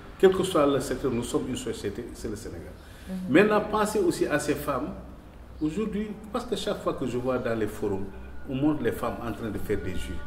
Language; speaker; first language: French; non-native, local second language; Wolof